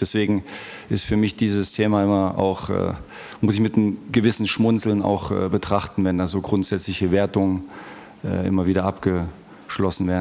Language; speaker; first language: German; native; German